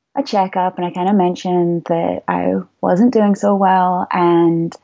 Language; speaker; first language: English; native; English